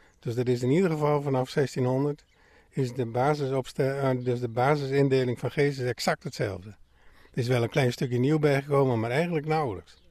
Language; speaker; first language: Dutch; native; Dutch